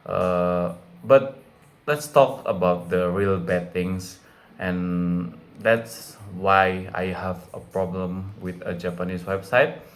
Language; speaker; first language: English; non-native, fluent; Indonesian